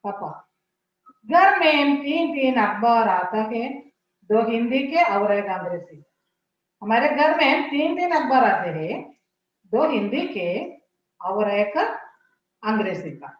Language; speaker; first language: Hindi; non-native, local second language; Malayalam